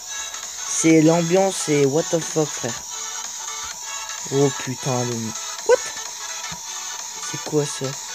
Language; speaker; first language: French; native; French